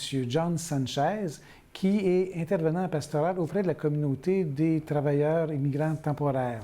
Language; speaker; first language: French; native; French